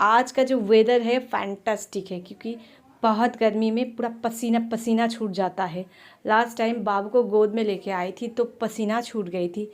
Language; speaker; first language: Hindi; non-native, local second language; Bangla